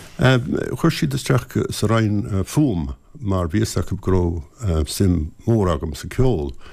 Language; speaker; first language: Irish; non-native, local second language; English